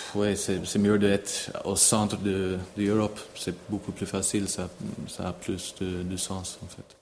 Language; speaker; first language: French; non-native, learner; English